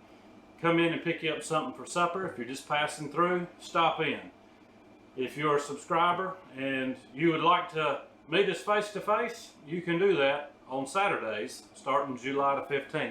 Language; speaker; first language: English; native; English